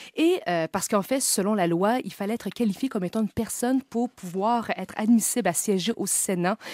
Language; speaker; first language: French; native; French